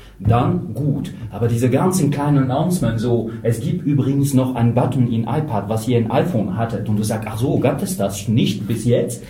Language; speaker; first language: German; non-native, fluent; French